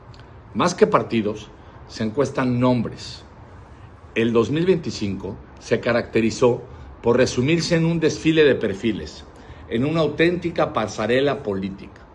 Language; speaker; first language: Spanish; native; Spanish